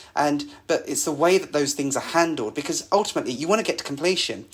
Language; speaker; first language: English; native; English